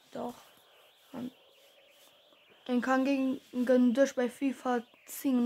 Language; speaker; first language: German; non-native, learner; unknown